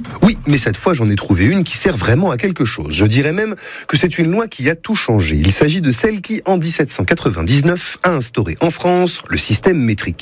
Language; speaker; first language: French; native; French